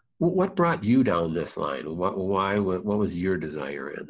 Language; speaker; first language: English; native; English